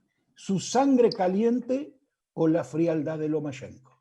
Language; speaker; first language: Spanish; native; Spanish